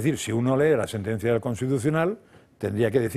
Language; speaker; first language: Spanish; native; Spanish